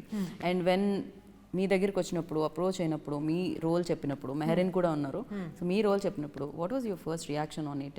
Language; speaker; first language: Telugu; native; Telugu